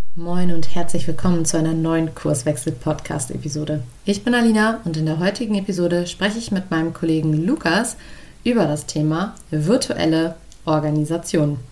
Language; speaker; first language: German; native; German